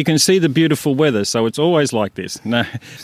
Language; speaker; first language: English; native; English